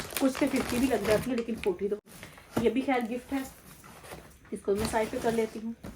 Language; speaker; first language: Urdu; native; Urdu